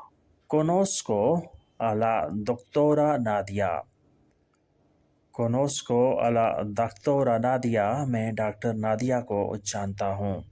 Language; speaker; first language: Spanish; non-native, fluent; Urdu